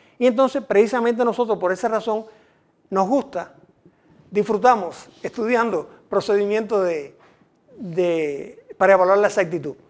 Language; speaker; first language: Spanish; native; Spanish